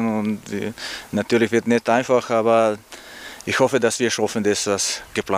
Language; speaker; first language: German; non-native, learner; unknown